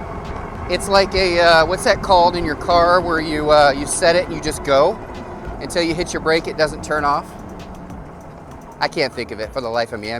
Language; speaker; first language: English; native; English